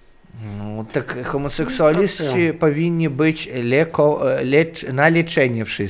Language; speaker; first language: Polish; non-native, learner; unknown